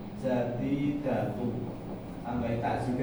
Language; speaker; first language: Indonesian; native; Indonesian